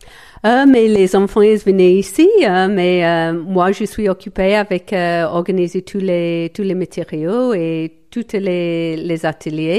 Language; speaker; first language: French; non-native, fluent; English